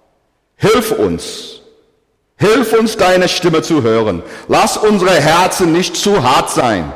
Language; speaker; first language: German; non-native, fluent; English